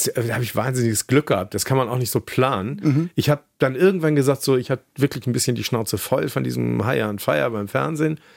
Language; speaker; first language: German; native; German